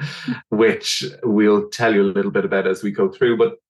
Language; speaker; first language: English; native; English